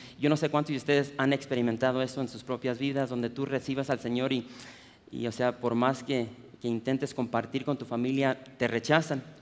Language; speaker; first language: Spanish; early bilingual, heritage; Spanish